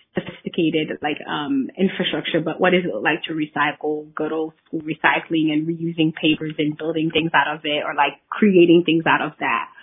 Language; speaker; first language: English; early bilingual, other home language; Haitian Creole